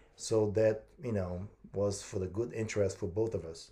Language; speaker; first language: English; non-native, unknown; Portuguese